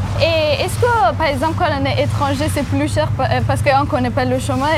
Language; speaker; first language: French; non-native, fluent; Persian